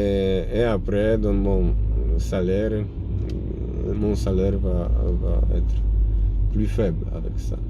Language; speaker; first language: French; non-native, fluent; Polish